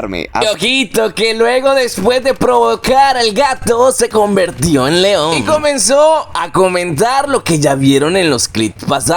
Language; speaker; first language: Spanish; native; Spanish